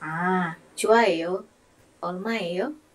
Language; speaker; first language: Korean; non-native, learner; Indonesian